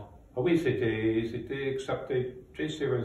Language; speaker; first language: French; non-native, fluent; English